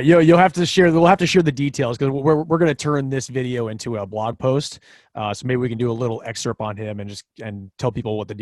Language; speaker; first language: English; native; English